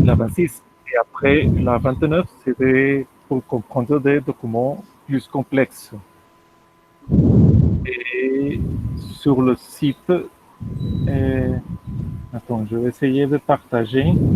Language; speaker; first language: French; non-native, fluent; Spanish